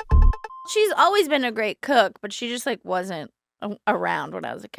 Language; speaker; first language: English; native; English